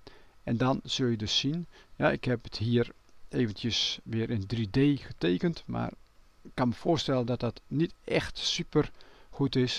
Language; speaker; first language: Dutch; native; Dutch